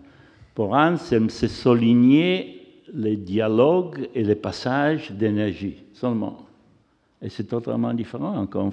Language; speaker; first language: French; non-native, fluent; Italian